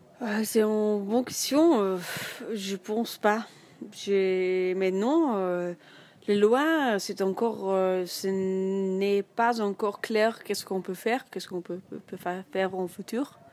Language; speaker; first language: French; non-native, learner; German